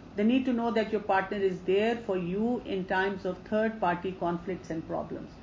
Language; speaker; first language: English; non-native, local second language; Urdu